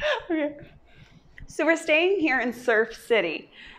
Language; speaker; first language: English; native; English